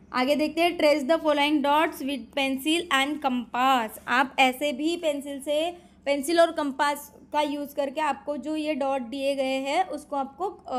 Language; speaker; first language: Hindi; non-native, local second language; Marathi